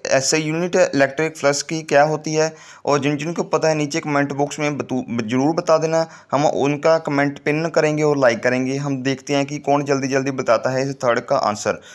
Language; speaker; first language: Hindi; non-native, local second language; Punjabi